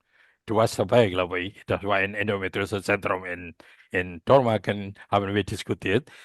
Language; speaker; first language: German; non-native, fluent; Indonesian